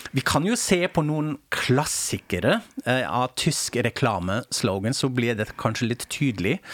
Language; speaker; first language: Norwegian; non-native, fluent; German